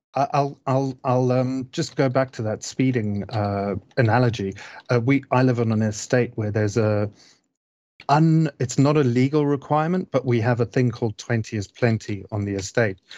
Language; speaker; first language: English; native; English